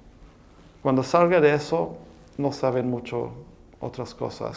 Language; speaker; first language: Spanish; non-native, fluent; English